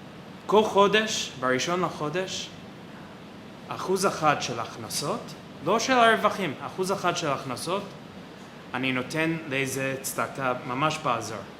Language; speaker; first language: Hebrew; non-native, fluent; English